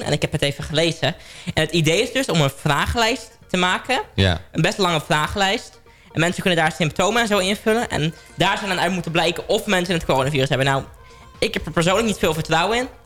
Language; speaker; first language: Dutch; native; Dutch